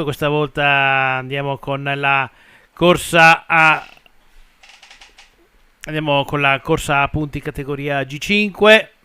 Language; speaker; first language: Italian; native; Italian